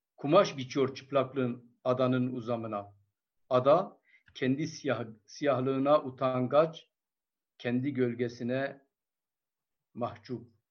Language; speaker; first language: Turkish; non-native, local second language; Kurdish